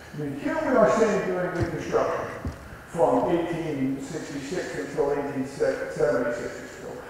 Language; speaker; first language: English; native; English